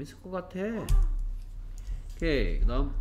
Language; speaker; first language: Korean; native; Korean